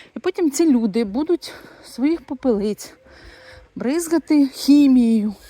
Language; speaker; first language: Ukrainian; non-native, local second language; Russian